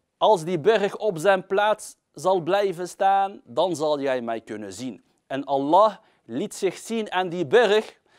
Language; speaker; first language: Dutch; early bilingual, other home language; Arabic